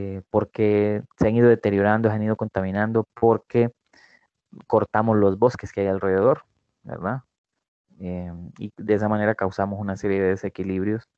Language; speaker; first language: Spanish; native; Spanish